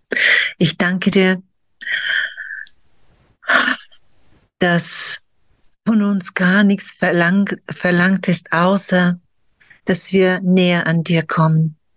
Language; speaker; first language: German; non-native, fluent; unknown